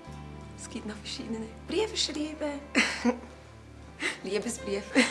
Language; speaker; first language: German; non-native, learner; Portuguese